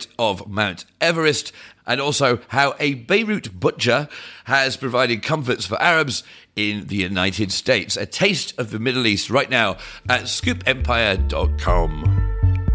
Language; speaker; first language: English; native; English